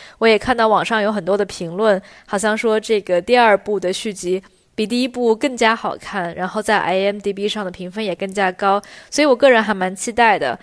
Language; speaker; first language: Chinese; native; Chinese